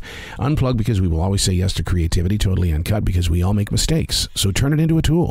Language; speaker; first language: English; native; English